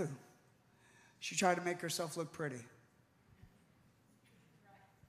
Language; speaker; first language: English; native; English